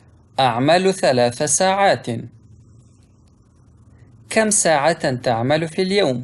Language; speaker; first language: Arabic; non-native, local second language; Pashto